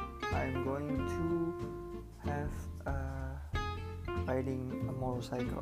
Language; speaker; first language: English; non-native, learner; Indonesian